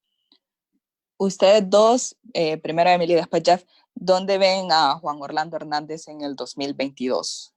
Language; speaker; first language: Spanish; native; Spanish